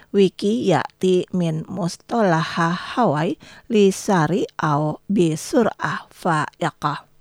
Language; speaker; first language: Arabic; non-native, fluent; Indonesian